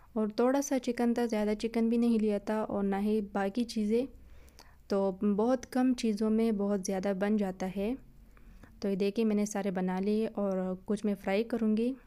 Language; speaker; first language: Urdu; native; Urdu